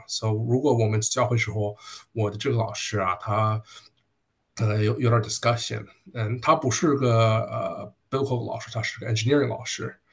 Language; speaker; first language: Chinese; early bilingual, heritage; Chinese